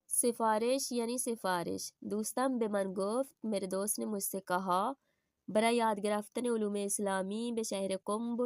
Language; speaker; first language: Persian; non-native, fluent; Urdu